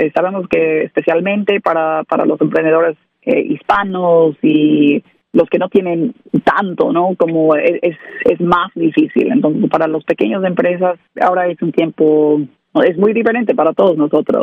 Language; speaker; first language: Spanish; non-native, learner; English